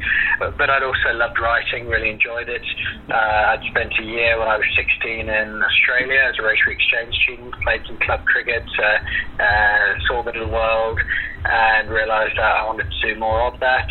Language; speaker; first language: English; native; English